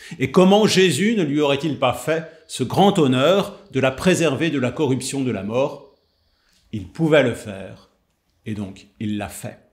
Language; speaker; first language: French; native; French